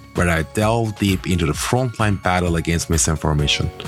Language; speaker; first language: English; non-native, fluent; Turkish